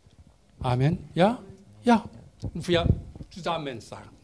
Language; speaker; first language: German; non-native, learner; Korean